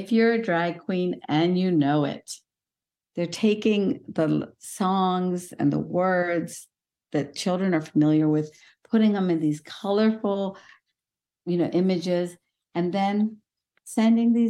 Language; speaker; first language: English; early bilingual, other home language; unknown